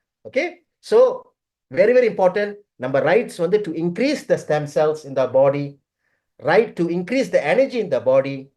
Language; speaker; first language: English; non-native, local second language; Tamil